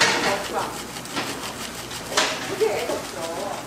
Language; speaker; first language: Korean; native; Korean